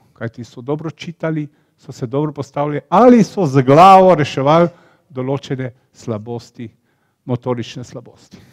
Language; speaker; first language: Slovenian; native; Slovenian